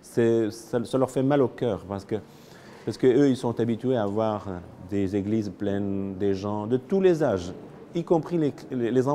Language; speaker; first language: French; non-native, fluent; Arabic